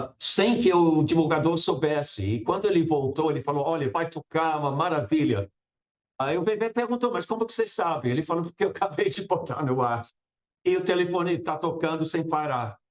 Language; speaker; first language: Portuguese; non-native, fluent; English